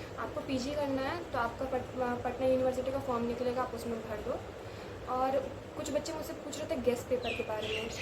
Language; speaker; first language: Hindi; native; Hindi